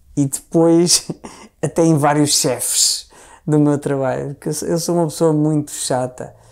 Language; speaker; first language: Portuguese; native; Portuguese